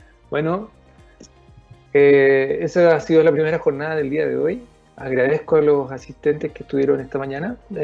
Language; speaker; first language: Spanish; native; Spanish